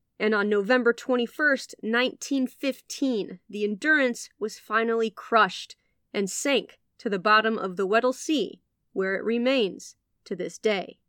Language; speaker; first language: English; native; English